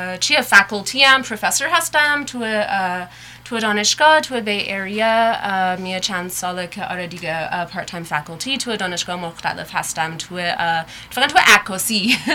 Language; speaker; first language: Persian; early bilingual, heritage; Persian